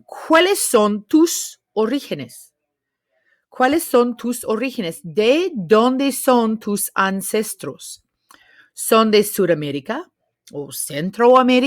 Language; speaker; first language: Spanish; non-native, fluent; English